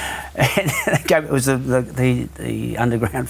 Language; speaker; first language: English; native; English